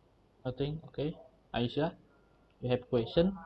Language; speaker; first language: English; non-native, learner; Indonesian